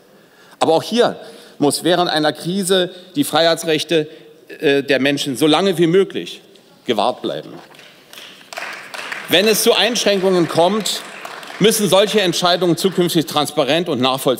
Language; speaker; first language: German; native; German